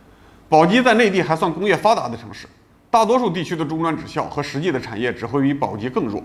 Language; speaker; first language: Chinese; native; Chinese